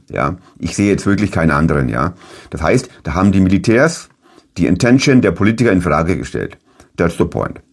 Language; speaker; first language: German; native; German